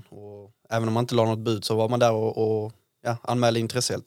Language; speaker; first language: Swedish; native; Swedish